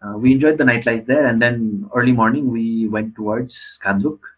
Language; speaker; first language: English; non-native, local second language; Nepali